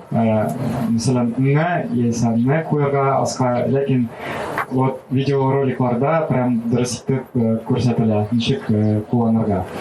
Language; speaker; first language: Tatar; non-native, local second language; Russian